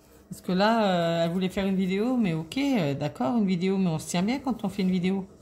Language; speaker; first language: French; native; French